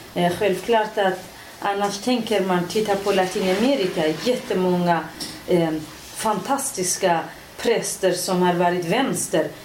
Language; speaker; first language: Swedish; non-native, fluent; Persian